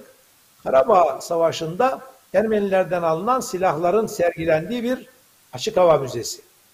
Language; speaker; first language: Turkish; native; Turkish